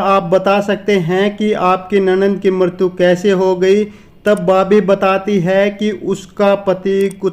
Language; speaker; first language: Hindi; native; Hindi